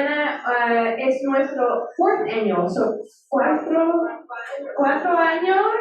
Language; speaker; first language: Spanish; early bilingual, heritage; English